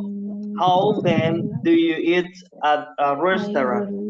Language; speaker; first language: English; non-native, learner; Spanish